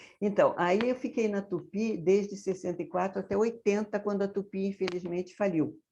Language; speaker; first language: Portuguese; native; Portuguese